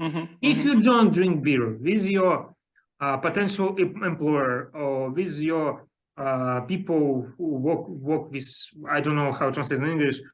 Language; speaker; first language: English; non-native, learner; Russian